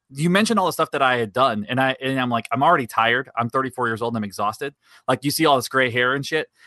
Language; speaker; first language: English; native; English